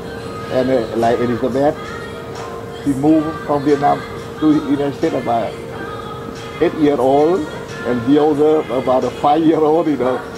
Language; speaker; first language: English; non-native, learner; Vietnamese